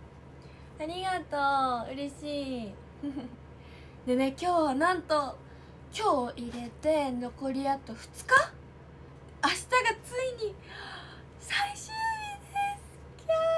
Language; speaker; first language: Japanese; native; Japanese